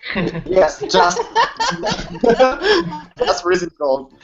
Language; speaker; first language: English; non-native, learner; Russian